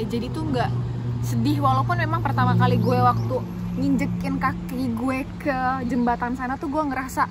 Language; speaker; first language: Indonesian; native; Indonesian